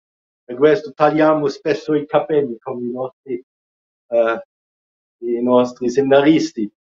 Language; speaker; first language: Italian; non-native, fluent; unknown